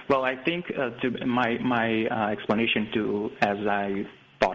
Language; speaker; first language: English; non-native, fluent; Portuguese